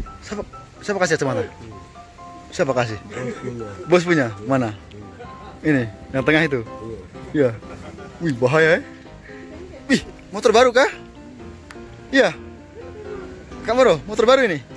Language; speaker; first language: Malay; non-native, local second language; Javanese